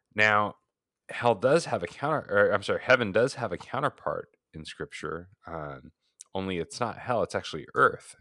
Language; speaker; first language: English; native; English